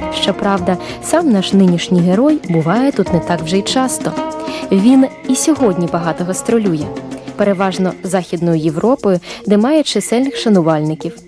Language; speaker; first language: Ukrainian; native; Ukrainian